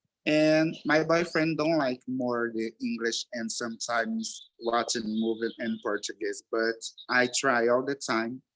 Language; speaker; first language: English; non-native, learner; Portuguese